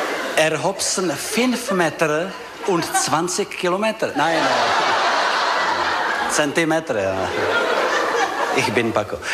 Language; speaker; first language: German; non-native, learner; Czech